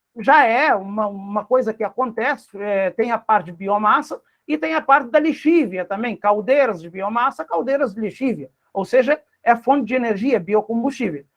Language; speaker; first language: Portuguese; non-native, local second language; Kabuverdianu